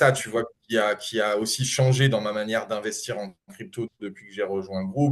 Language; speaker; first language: French; native; French